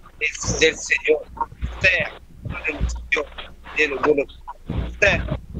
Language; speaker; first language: Spanish; non-native, learner; Haitian Creole